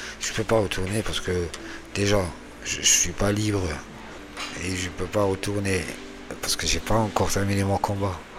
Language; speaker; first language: French; non-native, local second language; Arabic